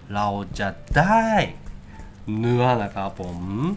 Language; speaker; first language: Thai; non-native, learner; Japanese